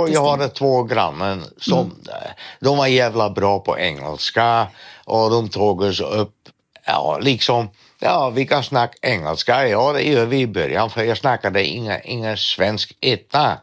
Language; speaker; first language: Swedish; non-native, fluent; Dutch